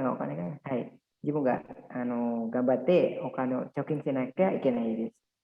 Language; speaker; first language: Japanese; non-native, learner; Indonesian